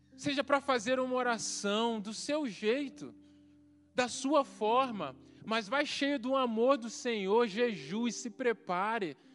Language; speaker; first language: Portuguese; native; Portuguese